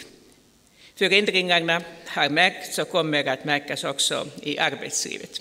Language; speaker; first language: Swedish; non-native, fluent; Finnish